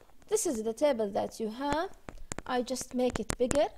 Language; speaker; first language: English; non-native, fluent; Arabic